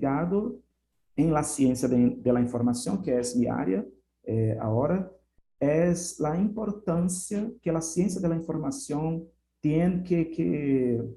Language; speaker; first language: Spanish; non-native, fluent; Portuguese